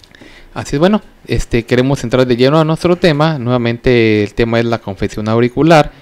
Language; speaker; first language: Spanish; native; Spanish